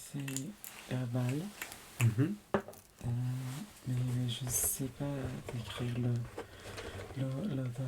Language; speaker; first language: French; non-native, fluent; Spanish